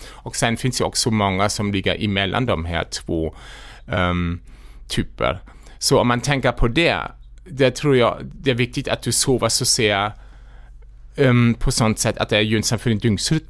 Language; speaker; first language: Swedish; non-native, fluent; German